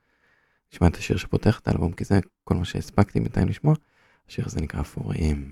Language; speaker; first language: Hebrew; native; Hebrew